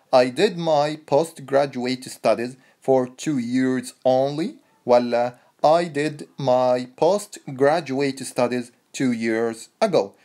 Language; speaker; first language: English; non-native, fluent; Arabic